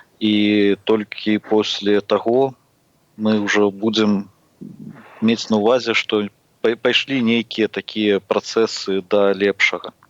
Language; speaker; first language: Belarusian; native; Belarusian